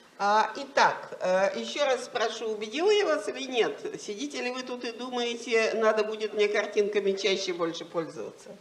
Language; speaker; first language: Russian; native; Russian